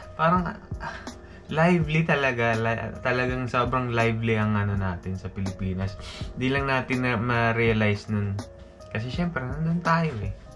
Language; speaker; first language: Filipino; native; Filipino